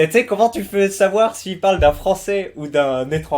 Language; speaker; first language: French; native; French